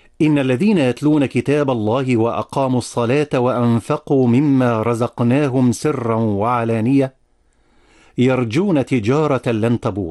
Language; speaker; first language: Arabic; native; Arabic